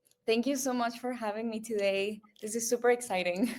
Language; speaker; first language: English; non-native, local second language; Spanish